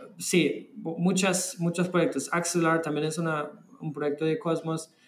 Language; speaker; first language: Spanish; non-native, fluent; German